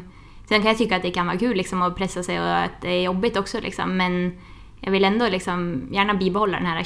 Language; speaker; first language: Swedish; native; Swedish